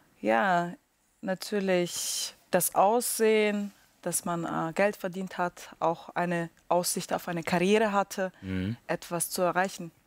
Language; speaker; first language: German; early bilingual, other home language; Russian